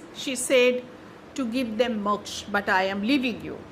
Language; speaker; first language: English; non-native, local second language; Bangla